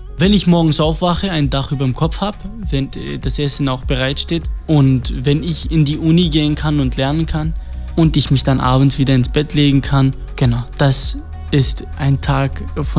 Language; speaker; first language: German; non-native, fluent; Kurdish